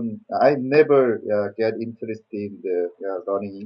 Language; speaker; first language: English; non-native, learner; Korean